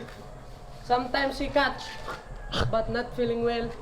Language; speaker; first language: English; non-native, learner; Filipino